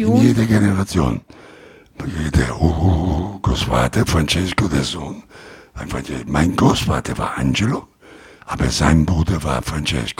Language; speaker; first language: German; non-native, learner; Italian